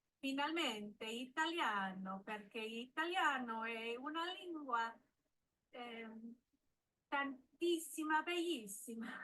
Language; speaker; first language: Italian; non-native, learner; English